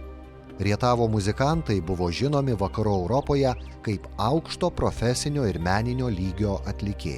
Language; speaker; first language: Lithuanian; native; Lithuanian